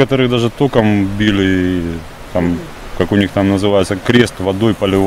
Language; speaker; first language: Russian; native; Russian